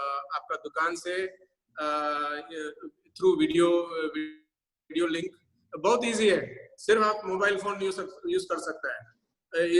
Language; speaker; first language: Hindi; non-native, local second language; Tamil